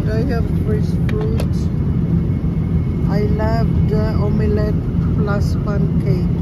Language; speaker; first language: English; non-native, local second language; Filipino